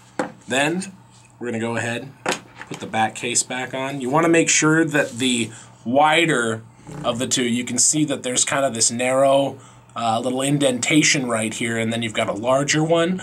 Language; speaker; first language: English; native; English